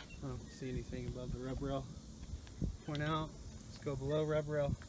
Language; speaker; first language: English; native; English